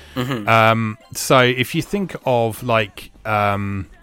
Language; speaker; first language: English; native; English